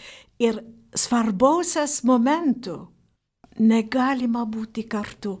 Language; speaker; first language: Lithuanian; non-native, fluent; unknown